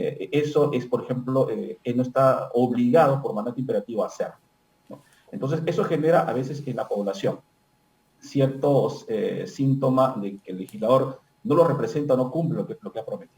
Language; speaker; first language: Spanish; native; Spanish